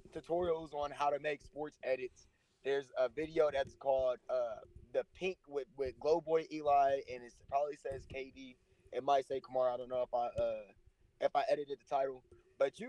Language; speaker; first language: English; native; English